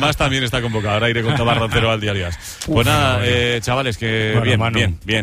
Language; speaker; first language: Spanish; native; Spanish